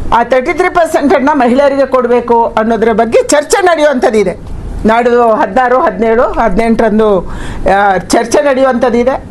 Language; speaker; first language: Kannada; native; Kannada